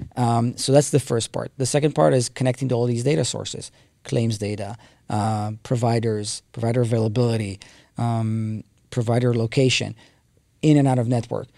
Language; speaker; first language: English; non-native, fluent; Hebrew